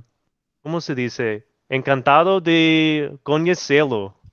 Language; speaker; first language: Portuguese; non-native, learner; English